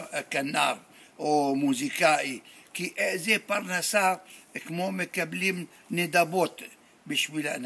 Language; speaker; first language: Hebrew; non-native, fluent; Arabic